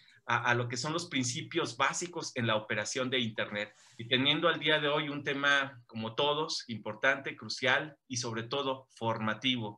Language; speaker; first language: Spanish; native; Spanish